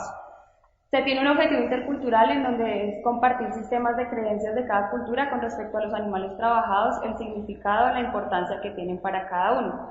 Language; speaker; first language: Spanish; native; Spanish